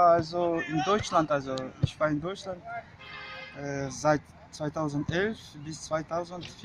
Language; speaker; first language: German; non-native, learner; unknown